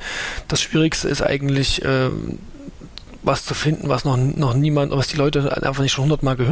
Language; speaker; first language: German; native; German